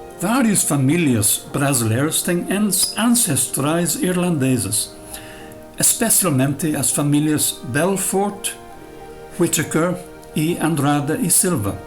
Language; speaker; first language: Portuguese; non-native, fluent; English